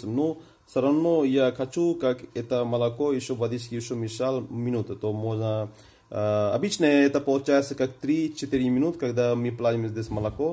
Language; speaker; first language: Russian; non-native, fluent; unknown